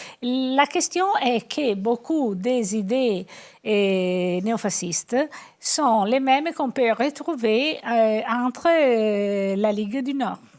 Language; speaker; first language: French; non-native, fluent; Italian